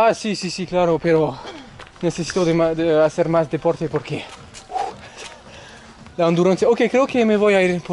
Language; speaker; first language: Spanish; non-native, learner; French